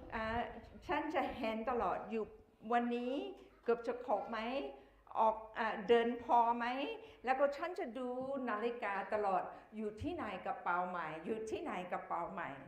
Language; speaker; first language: Thai; non-native, fluent; English